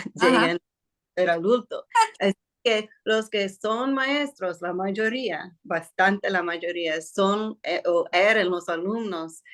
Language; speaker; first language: Spanish; non-native, fluent; English